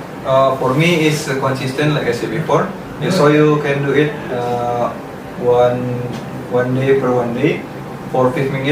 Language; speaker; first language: English; non-native, learner; Indonesian